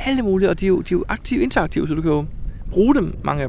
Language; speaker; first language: Danish; native; Danish